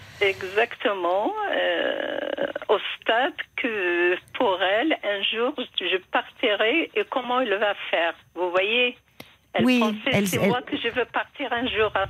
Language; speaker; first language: French; non-native, fluent; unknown